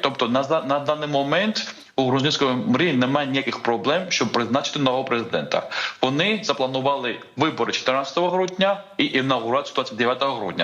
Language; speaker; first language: Ukrainian; non-native, fluent; Georgian